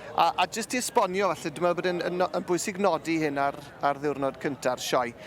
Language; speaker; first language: Welsh; native; Welsh